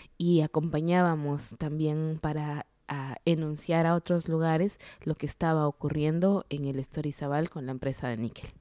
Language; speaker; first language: Spanish; non-native, local second language; Kaqchikel